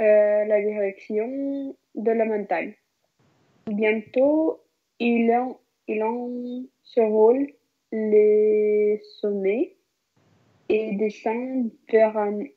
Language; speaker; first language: French; non-native, learner; Russian